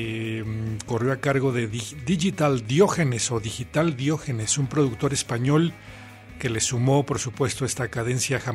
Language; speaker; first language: Spanish; native; Spanish